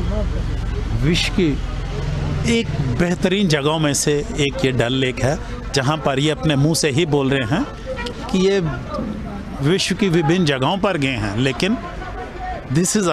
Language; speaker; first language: Hindi; native; Hindi